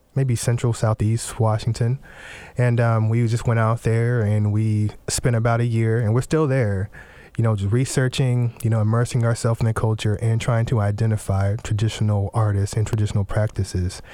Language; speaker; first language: English; native; English